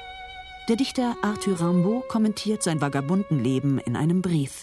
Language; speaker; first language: German; native; German